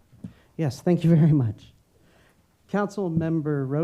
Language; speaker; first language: English; native; English